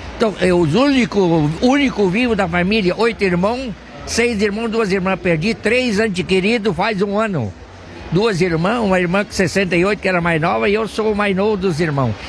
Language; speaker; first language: Portuguese; non-native, local second language; German